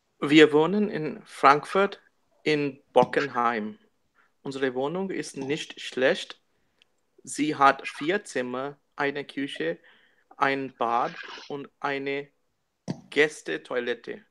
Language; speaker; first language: German; non-native, learner; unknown